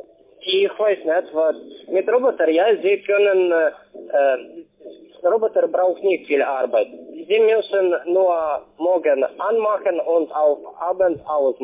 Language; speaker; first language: German; non-native, learner; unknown